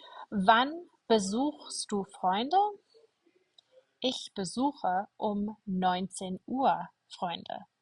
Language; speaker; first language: German; non-native, fluent; English